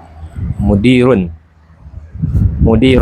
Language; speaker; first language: Arabic; non-native, learner; Indonesian